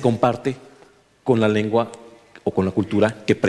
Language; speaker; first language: Spanish; native; Spanish